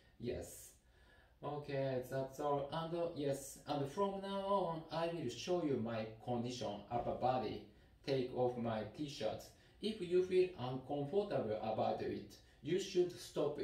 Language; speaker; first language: English; non-native, learner; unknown